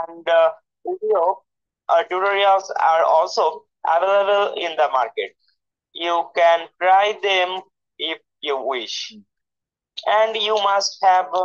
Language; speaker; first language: English; non-native, learner; Bangla